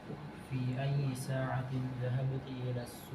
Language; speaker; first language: Arabic; non-native, learner; Indonesian